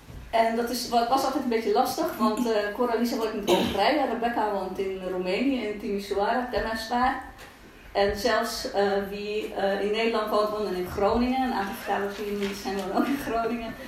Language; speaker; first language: Dutch; non-native, fluent; Hungarian